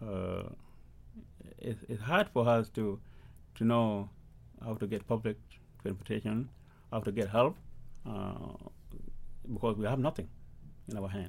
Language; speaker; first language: English; early bilingual, other home language; Arabic